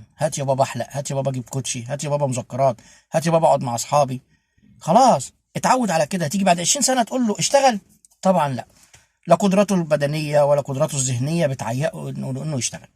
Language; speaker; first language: Arabic; native; Arabic